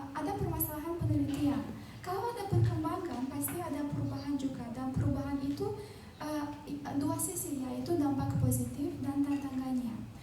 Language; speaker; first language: Indonesian; non-native, fluent; Azerbaijani